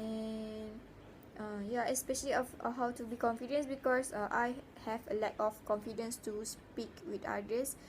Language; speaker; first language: English; non-native, learner; Malay